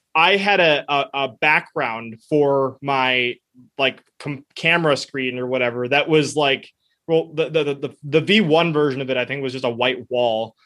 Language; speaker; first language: English; early bilingual, other home language; Spanish